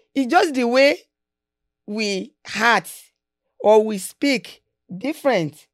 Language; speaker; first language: English; non-native, local second language; Yoruba